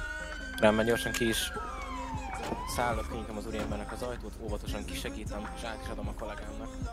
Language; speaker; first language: Hungarian; native; Hungarian